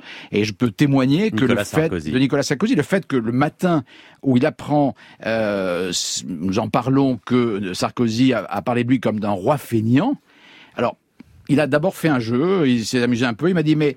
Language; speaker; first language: French; native; French